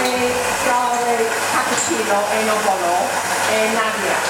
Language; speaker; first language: Italian; non-native, learner; English